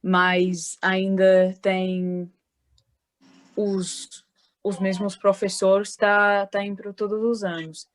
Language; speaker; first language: Portuguese; early bilingual, heritage; Portuguese